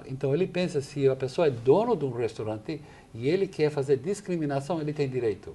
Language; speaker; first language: Portuguese; non-native, fluent; English